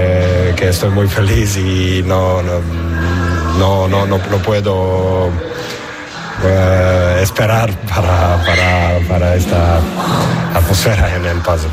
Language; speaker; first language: Spanish; non-native, learner; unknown